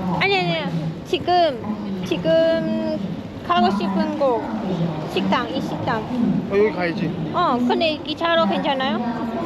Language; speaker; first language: Korean; non-native, learner; Chinese